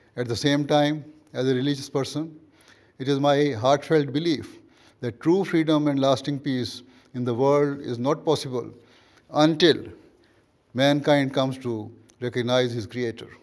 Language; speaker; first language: English; non-native, local second language; Urdu